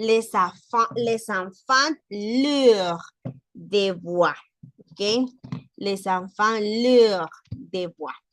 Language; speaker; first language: French; non-native, learner; Spanish